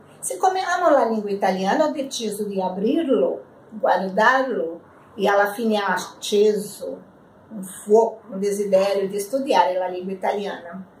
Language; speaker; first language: Italian; non-native, fluent; Portuguese